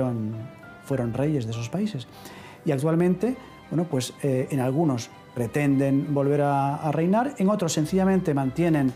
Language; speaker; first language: Spanish; native; Spanish